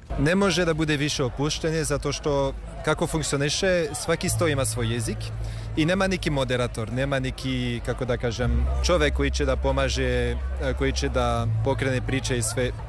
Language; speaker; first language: Serbian; non-native, learner; French